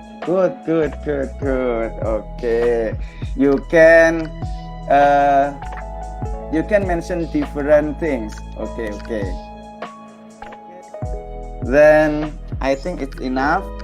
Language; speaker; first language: English; non-native, learner; Indonesian